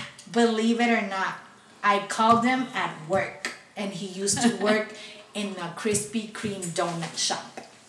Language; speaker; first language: English; early bilingual, other home language; Spanish